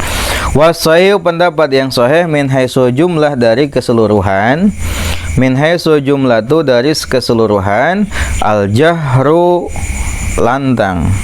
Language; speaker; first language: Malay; non-native, local second language; Sundanese